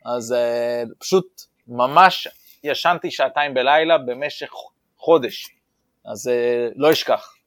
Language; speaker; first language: Hebrew; native; Hebrew